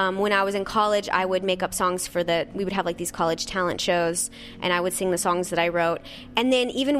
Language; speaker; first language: English; native; English